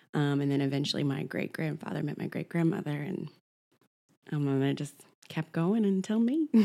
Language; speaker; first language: English; native; English